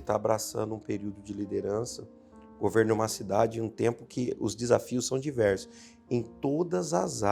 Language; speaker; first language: Portuguese; native; Portuguese